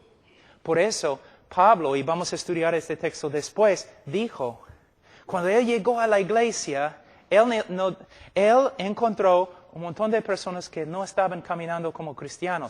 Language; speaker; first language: Spanish; non-native, fluent; English